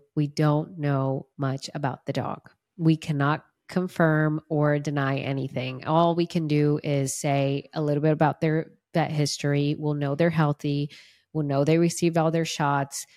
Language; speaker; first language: English; non-native, fluent; Portuguese